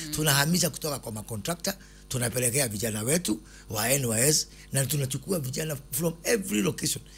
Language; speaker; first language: Swahili; non-native, local second language; Kikuyu